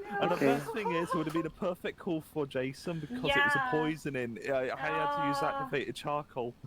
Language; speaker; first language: English; native; English